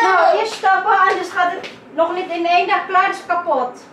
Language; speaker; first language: Dutch; non-native, learner; Filipino